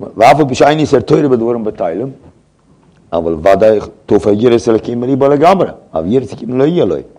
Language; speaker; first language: Hebrew; non-native, fluent; English